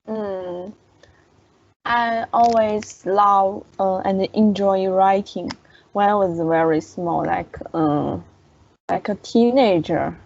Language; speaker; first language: English; non-native, learner; Chinese